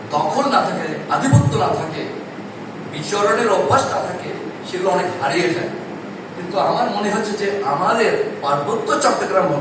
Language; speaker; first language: Bangla; non-native, local second language; Chakma